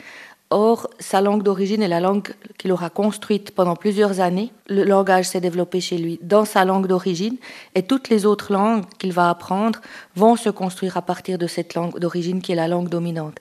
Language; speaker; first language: French; native; French